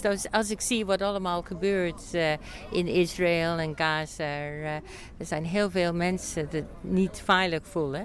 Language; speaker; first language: Dutch; non-native, fluent; English